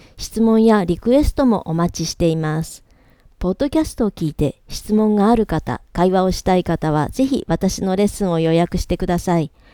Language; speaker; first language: Japanese; native; Japanese